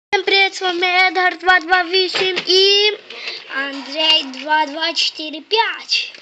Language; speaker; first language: Russian; non-native, local second language; Ukrainian